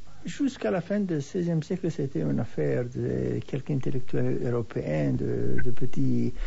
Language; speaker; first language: French; non-native, fluent; Hebrew